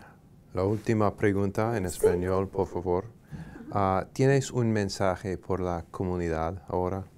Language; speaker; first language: Spanish; non-native, learner; English